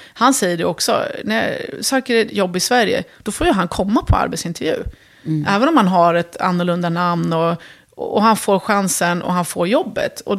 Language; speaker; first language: Swedish; early bilingual, other home language; Arabic